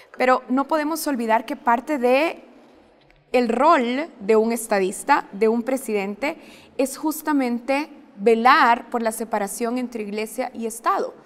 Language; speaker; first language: Spanish; native; Spanish